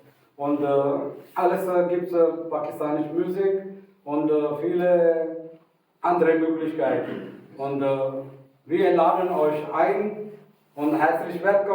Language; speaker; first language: German; non-native, learner; Urdu